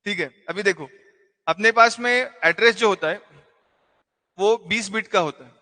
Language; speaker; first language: Hindi; non-native, local second language; Marathi